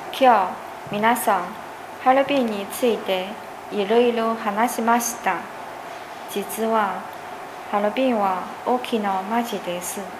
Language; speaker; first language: Japanese; non-native, learner; Chinese